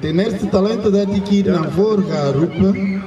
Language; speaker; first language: Dutch; non-native, fluent; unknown